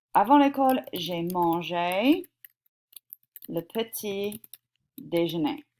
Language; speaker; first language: French; non-native, fluent; English